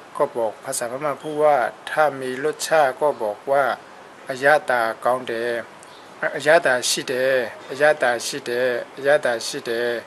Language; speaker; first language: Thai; non-native, fluent; Burmese